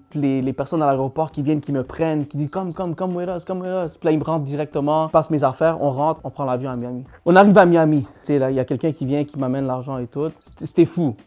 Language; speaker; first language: French; native; French